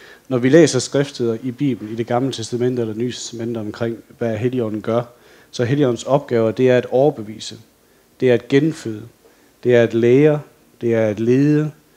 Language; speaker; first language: Danish; native; Danish